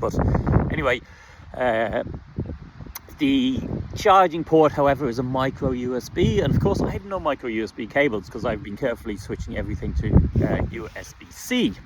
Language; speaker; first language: English; native; English